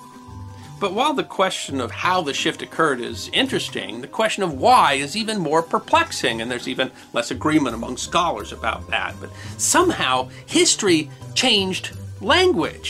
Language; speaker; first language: English; native; English